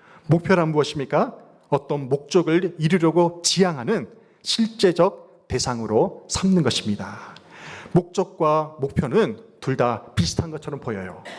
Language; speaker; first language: Korean; native; Korean